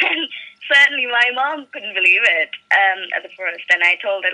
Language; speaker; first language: English; non-native, local second language; Malayalam